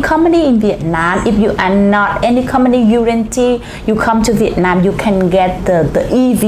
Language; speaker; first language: English; non-native, learner; Vietnamese